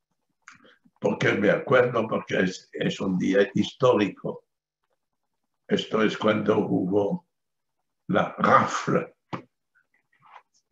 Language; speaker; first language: Spanish; non-native, fluent; French